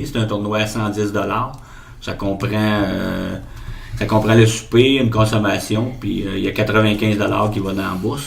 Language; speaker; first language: French; native; French